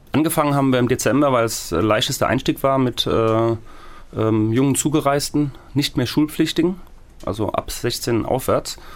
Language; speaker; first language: German; native; German